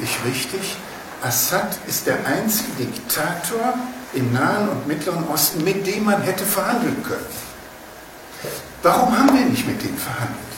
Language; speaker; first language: German; native; German